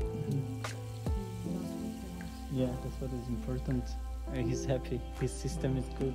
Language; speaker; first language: English; non-native, fluent; Turkish